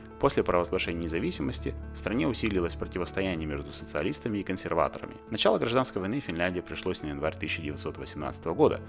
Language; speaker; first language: Russian; native; Russian